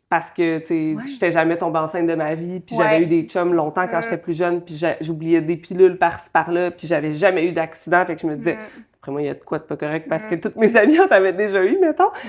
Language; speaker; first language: French; native; French